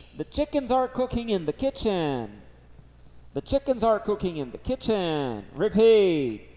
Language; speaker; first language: English; non-native, fluent; Portuguese